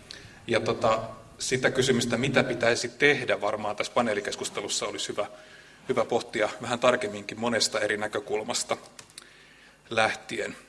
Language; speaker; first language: Finnish; native; Finnish